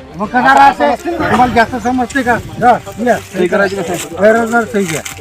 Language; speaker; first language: Marathi; native; Marathi